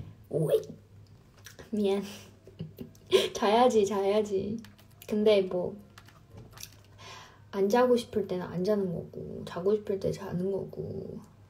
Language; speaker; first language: Korean; non-native, fluent; Chinese